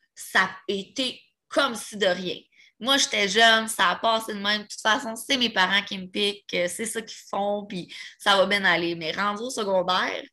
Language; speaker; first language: French; native; French